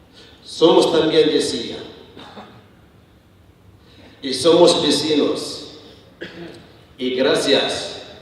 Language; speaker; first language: Spanish; non-native, learner; Arabic